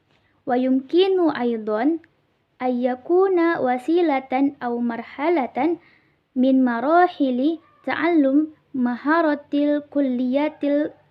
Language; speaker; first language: Arabic; non-native, learner; Indonesian